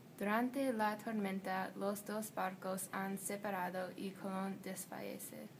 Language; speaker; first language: Spanish; non-native, learner; English